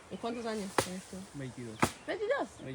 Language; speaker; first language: Spanish; non-native, learner; English